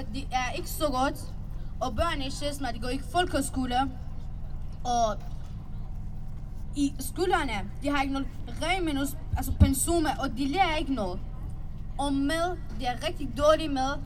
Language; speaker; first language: Danish; early bilingual, other home language; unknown